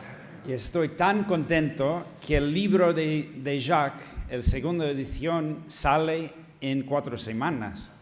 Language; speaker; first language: Spanish; non-native, fluent; English